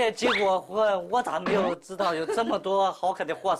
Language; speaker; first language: Chinese; native; Chinese